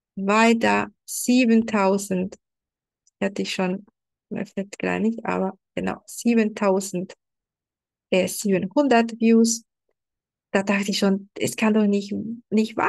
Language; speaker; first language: German; non-native, fluent; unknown